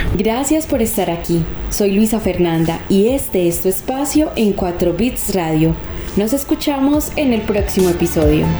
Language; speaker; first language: Spanish; native; Spanish